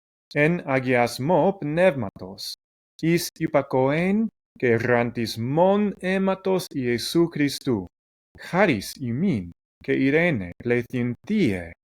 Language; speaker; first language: Greek; non-native, fluent; English